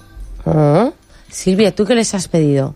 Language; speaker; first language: Spanish; native; Spanish